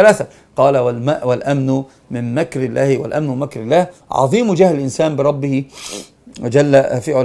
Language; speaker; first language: Arabic; native; Arabic